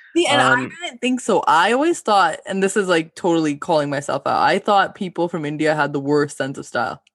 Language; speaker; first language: English; early bilingual, other home language; Hindi